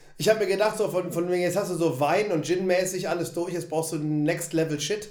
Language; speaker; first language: German; native; German